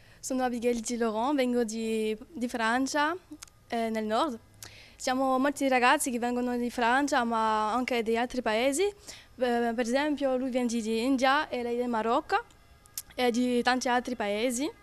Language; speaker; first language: Italian; non-native, learner; French